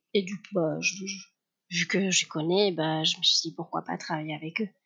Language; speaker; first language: French; non-native, fluent; Spanish